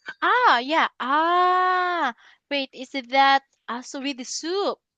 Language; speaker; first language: English; non-native, local second language; Filipino